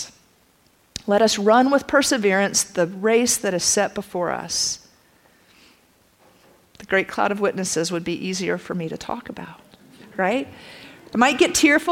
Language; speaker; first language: English; native; English